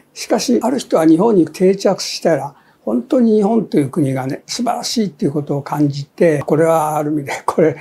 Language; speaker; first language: Japanese; native; Japanese